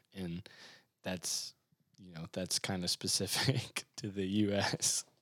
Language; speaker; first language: English; native; English